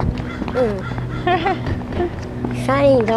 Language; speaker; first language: Japanese; early bilingual, heritage; Japanese